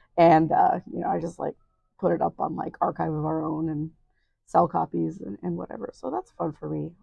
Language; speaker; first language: English; native; English